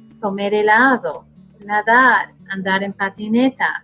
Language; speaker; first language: Spanish; non-native, fluent; English